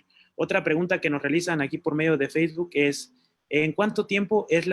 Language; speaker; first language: Spanish; native; Spanish